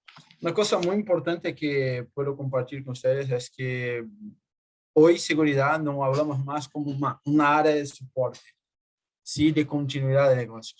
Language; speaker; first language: Spanish; non-native, fluent; Portuguese